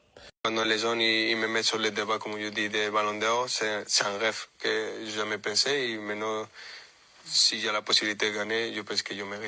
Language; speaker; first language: French; non-native, fluent; Spanish